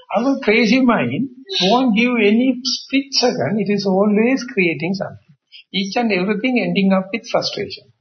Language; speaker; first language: English; non-native, local second language; Sinhala